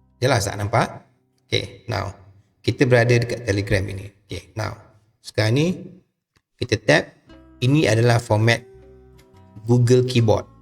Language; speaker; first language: Malay; native; Malay